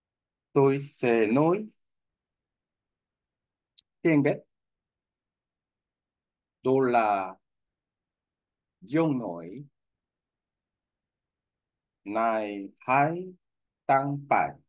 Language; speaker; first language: Vietnamese; non-native, learner; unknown